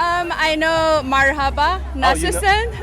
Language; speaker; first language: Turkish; non-native, learner; English